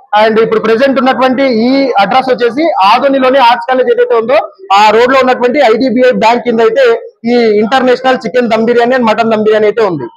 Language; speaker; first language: Telugu; native; Telugu